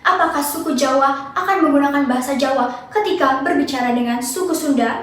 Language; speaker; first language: Indonesian; native; Indonesian